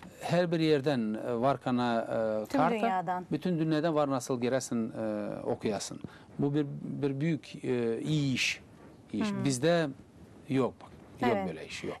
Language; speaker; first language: Turkish; non-native, learner; Gagauz